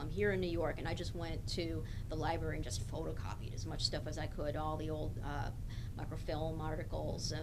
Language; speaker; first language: English; native; English